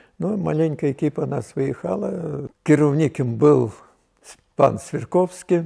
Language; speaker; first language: Polish; non-native, local second language; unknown